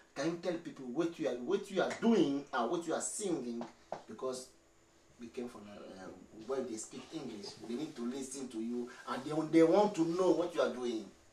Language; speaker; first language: English; non-native, learner; Lingala